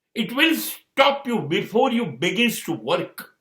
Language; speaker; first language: English; non-native, local second language; Gujarati